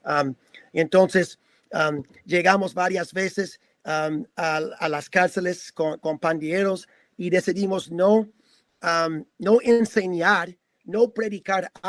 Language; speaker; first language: Spanish; non-native, fluent; English